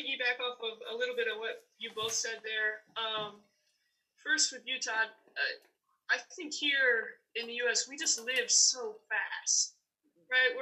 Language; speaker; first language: English; native; English